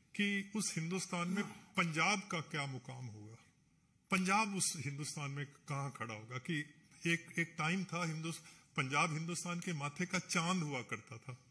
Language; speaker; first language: Hindi; non-native, local second language; Punjabi